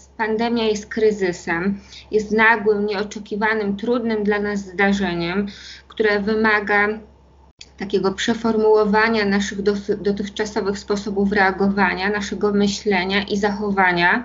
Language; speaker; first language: Polish; native; Polish